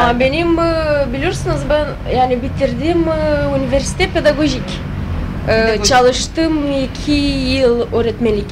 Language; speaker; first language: Turkish; non-native, fluent; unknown